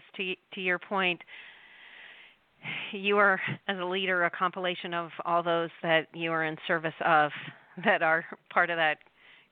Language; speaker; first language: English; native; English